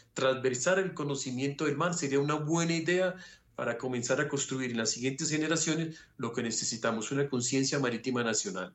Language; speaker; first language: Spanish; native; Spanish